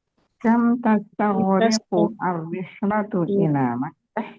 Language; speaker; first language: Arabic; non-native, learner; Indonesian